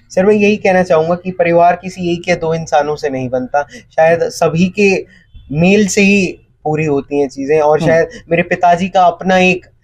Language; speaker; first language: Hindi; native; Hindi